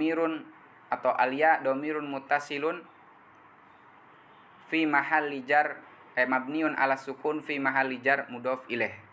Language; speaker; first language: Arabic; non-native, fluent; Indonesian